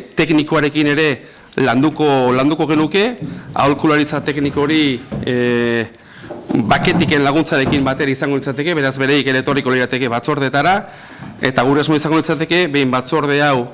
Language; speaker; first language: Basque; native; Basque